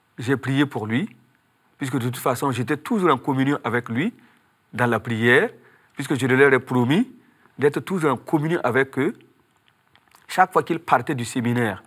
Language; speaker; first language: French; non-native, local second language; Mossi